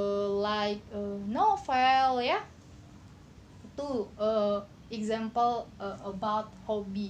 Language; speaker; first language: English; non-native, learner; Indonesian